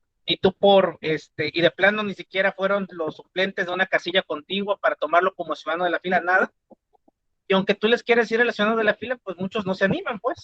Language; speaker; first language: Spanish; native; Spanish